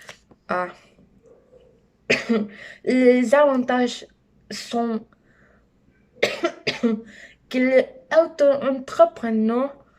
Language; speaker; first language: French; non-native, learner; Spanish